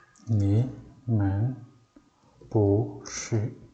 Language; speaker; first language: Chinese; non-native, learner; Mongolian